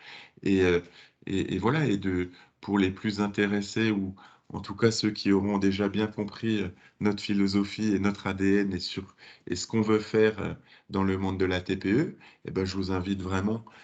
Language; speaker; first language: French; native; French